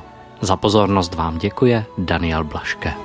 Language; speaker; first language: Czech; native; Czech